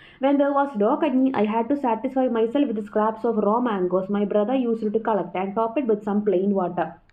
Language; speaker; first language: English; non-native, local second language; Malayalam